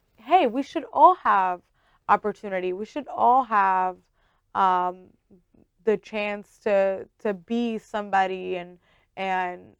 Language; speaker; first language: English; early bilingual, other home language; Spanish